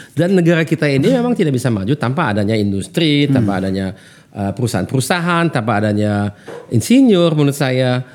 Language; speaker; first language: Indonesian; early bilingual, heritage; German